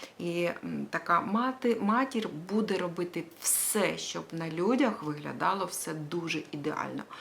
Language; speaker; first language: Ukrainian; non-native, local second language; Russian